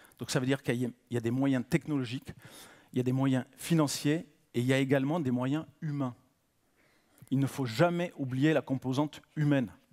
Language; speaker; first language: French; native; French